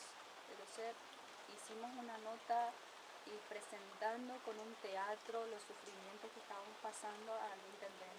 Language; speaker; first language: Spanish; non-native, local second language; Guarani